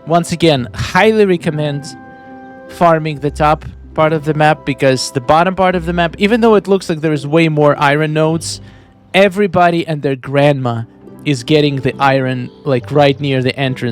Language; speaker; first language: English; non-native, fluent; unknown